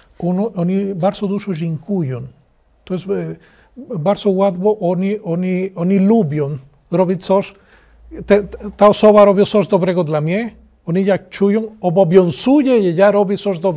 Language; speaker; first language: Polish; non-native, learner; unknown